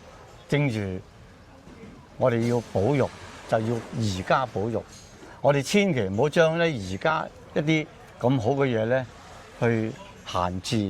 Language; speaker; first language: Cantonese; native; Cantonese